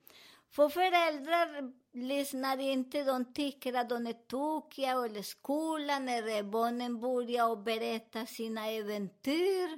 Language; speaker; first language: Swedish; non-native, learner; Spanish